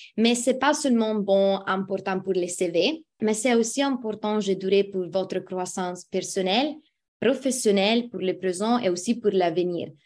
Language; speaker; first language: French; non-native, fluent; Italian